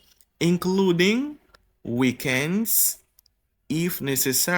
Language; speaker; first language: English; non-native, fluent; Haitian Creole